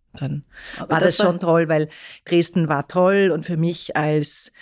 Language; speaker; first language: German; native; German